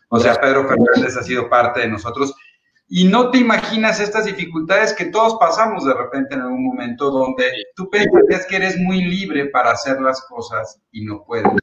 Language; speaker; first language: Spanish; native; Spanish